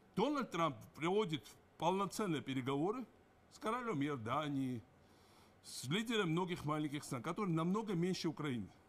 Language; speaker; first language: Russian; non-native, local second language; Georgian